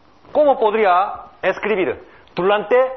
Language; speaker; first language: Spanish; non-native, learner; Korean